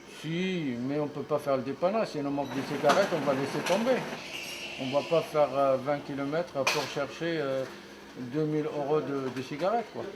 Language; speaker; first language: French; native; French